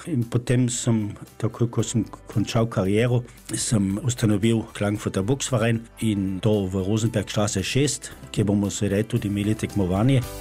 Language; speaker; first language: Slovenian; native; Slovenian